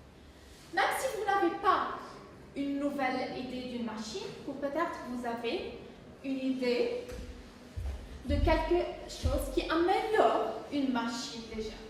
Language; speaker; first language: French; non-native, fluent; English